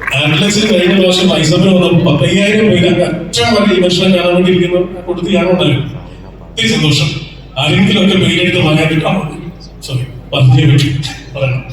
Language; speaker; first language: Malayalam; native; Malayalam